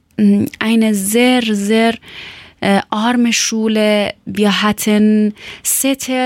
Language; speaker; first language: German; non-native, learner; Persian